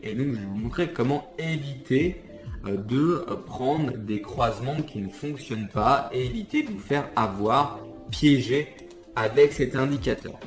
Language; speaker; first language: French; native; French